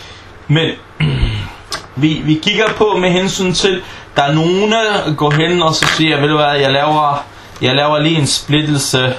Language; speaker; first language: Danish; non-native, fluent; Arabic